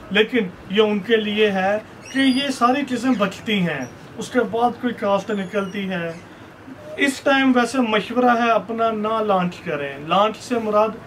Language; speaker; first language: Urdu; native; Urdu